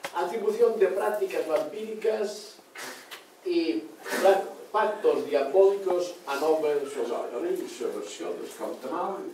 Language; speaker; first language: Spanish; non-native, local second language; Catalan